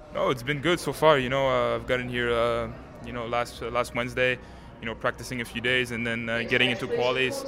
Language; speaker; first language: English; non-native, fluent; French